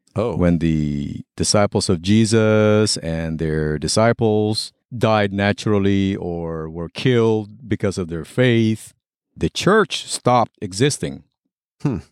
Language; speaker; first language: English; non-native, local second language; Pampanga